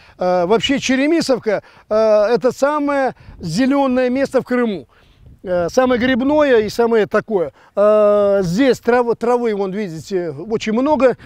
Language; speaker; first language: Russian; non-native, local second language; Crimean Tatar